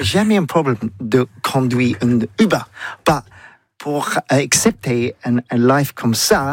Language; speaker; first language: French; non-native, learner; English